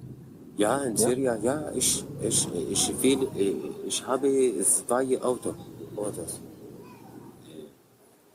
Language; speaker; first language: German; non-native, learner; Arabic